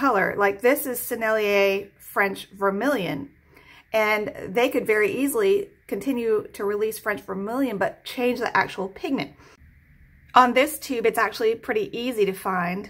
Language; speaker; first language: English; native; English